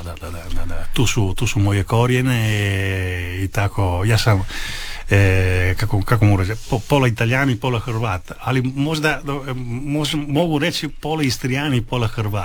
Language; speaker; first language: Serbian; early bilingual, heritage; Italian